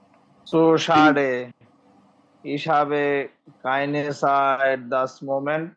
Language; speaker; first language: German; non-native, learner; Bangla